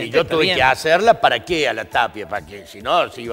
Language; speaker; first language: Spanish; native; Spanish